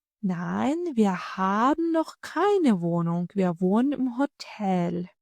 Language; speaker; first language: German; non-native, fluent; Ukrainian